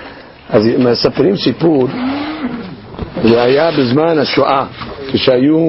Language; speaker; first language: Hebrew; non-native, fluent; English